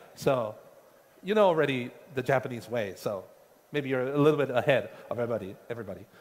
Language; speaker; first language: English; non-native, fluent; Japanese